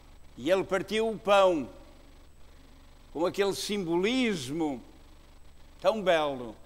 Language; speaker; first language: Portuguese; native; Portuguese